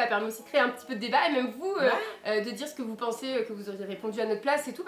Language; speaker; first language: French; native; French